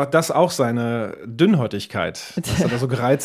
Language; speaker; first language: German; native; German